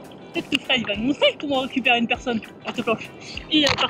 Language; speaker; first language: French; native; French